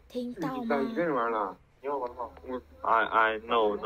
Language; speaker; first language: Chinese; native; Chinese